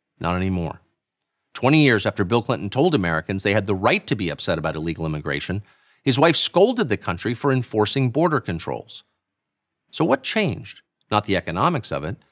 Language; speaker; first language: English; native; English